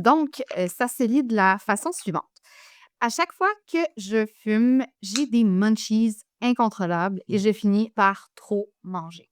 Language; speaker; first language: French; native; French